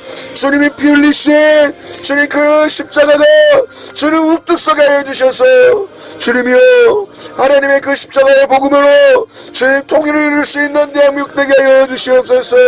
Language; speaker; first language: Korean; native; Korean